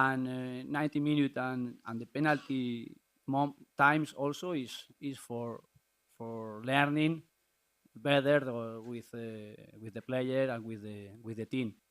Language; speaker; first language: English; non-native, learner; Spanish